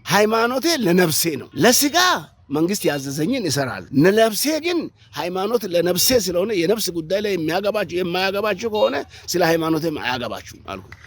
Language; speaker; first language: Amharic; non-native, local second language; Oromo